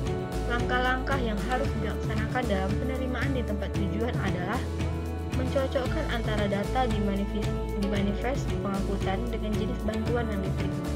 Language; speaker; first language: Indonesian; native; Indonesian